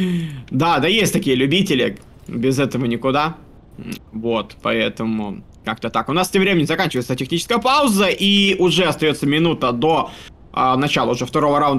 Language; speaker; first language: Russian; native; Russian